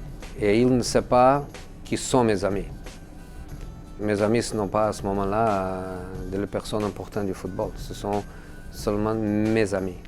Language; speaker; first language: French; non-native, fluent; Portuguese